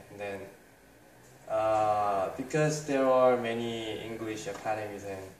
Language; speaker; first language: English; non-native, fluent; Korean